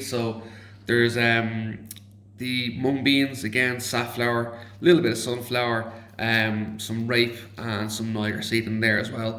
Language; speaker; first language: English; native; English